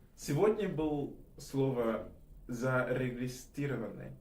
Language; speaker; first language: Russian; non-native, fluent; English